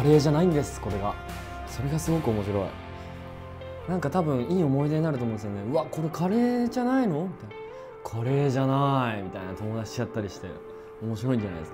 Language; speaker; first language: Japanese; native; Japanese